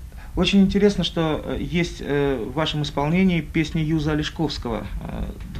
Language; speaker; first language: Russian; native; Russian